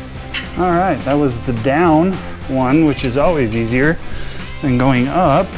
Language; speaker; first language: English; native; English